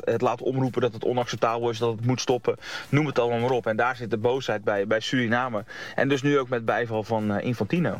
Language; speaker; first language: Dutch; native; Dutch